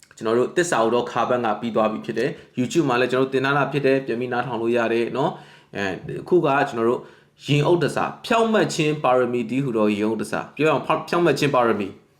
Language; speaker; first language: Burmese; non-native, local second language; Kachin